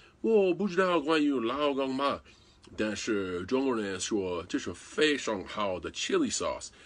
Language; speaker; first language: Chinese; non-native, learner; English